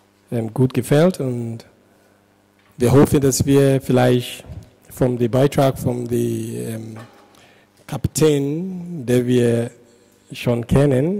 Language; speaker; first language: German; non-native, learner; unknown